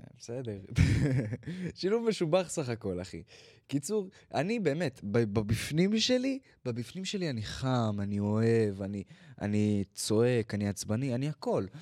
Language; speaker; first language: Hebrew; native; Hebrew